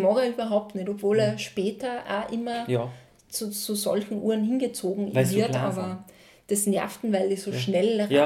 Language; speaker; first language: German; native; German